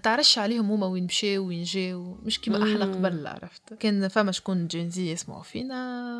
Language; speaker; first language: Arabic; native; Arabic